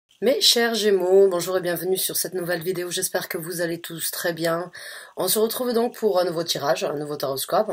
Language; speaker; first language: French; native; French